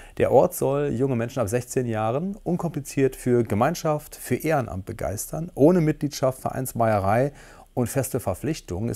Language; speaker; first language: German; native; German